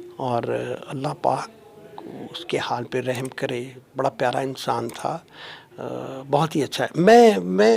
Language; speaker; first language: Urdu; non-native, local second language; Punjabi